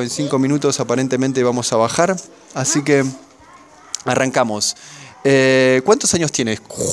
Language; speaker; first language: Spanish; native; Spanish